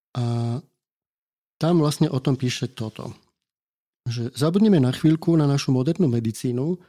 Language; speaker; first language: Slovak; native; Slovak